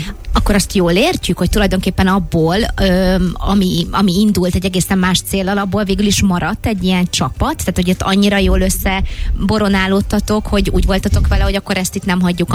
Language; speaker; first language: Hungarian; native; Hungarian